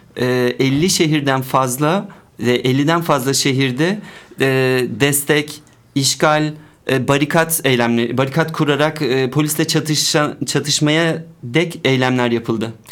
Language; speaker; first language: Turkish; native; Turkish